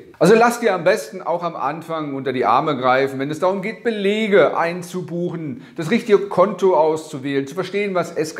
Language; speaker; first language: German; native; German